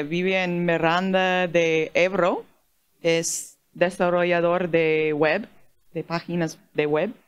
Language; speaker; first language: Spanish; non-native, learner; English